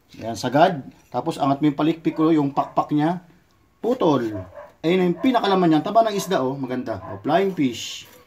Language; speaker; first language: Filipino; non-native, local second language; Cebuano